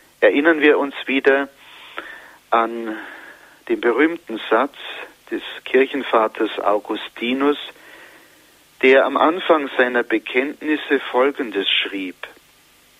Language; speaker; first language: German; native; German